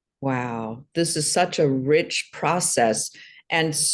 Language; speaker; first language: English; native; English